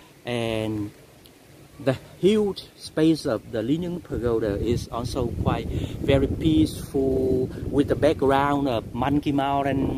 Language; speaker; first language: English; non-native, local second language; Vietnamese